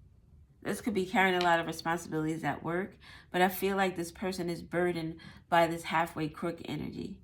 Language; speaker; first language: English; native; English